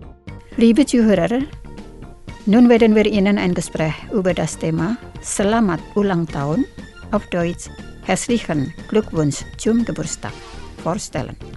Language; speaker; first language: German; non-native, fluent; Indonesian